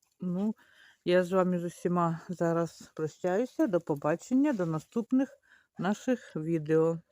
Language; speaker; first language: Ukrainian; native; Ukrainian